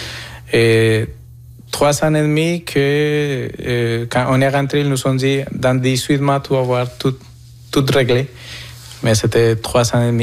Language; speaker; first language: French; non-native, fluent; Spanish